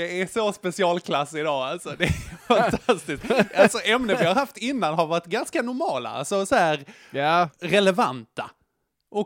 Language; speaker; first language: Swedish; native; Swedish